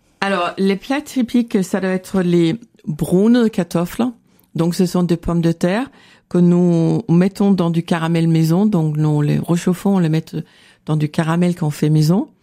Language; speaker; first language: French; non-native, fluent; Danish